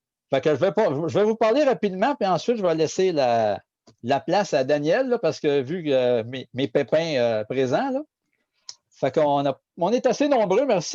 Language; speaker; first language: French; native; French